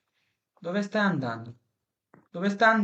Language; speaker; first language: Italian; non-native, fluent; Bangla